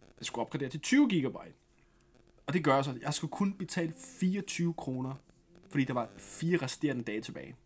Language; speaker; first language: Danish; native; Danish